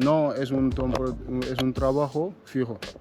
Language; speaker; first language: Spanish; non-native, fluent; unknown